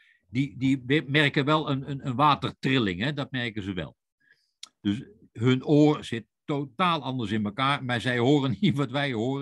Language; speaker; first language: Dutch; native; Dutch